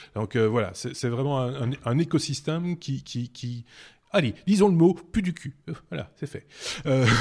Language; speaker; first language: French; native; French